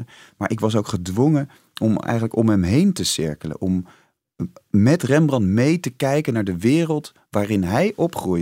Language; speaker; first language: Dutch; native; Dutch